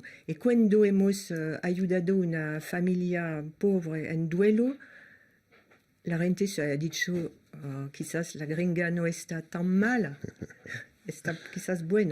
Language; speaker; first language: Spanish; non-native, fluent; French